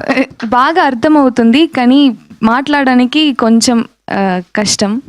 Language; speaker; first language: Telugu; non-native, local second language; Tamil